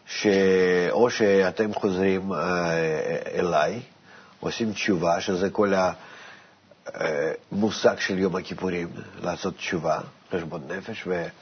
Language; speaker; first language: Hebrew; non-native, fluent; Russian